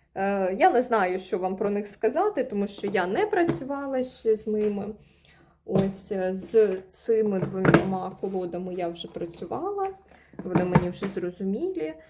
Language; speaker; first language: Ukrainian; non-native, local second language; Russian